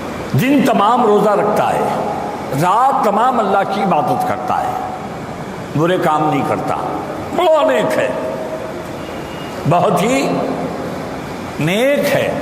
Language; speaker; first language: Urdu; native; Urdu